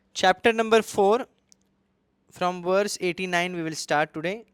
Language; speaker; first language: English; non-native, local second language; Hindi